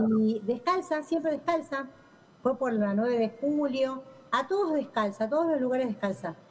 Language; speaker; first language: Spanish; native; Spanish